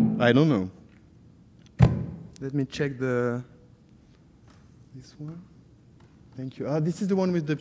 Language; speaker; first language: English; non-native, fluent; French